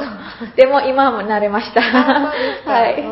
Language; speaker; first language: Japanese; non-native, learner; Indonesian